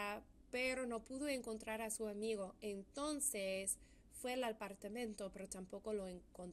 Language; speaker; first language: Spanish; non-native, fluent; English